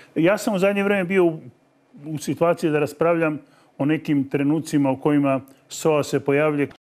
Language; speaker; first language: Croatian; native; Croatian